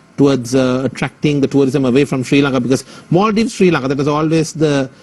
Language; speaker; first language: English; non-native, local second language; Sinhala